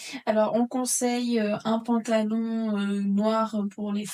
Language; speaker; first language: French; native; French